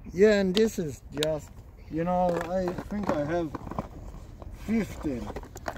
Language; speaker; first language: English; non-native, fluent; Swedish